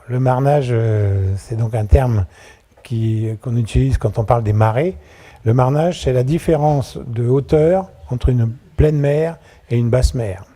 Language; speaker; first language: French; native; French